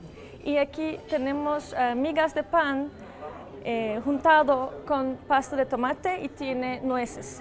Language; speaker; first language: Spanish; non-native, fluent; Turkish